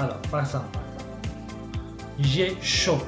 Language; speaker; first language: French; non-native, fluent; Spanish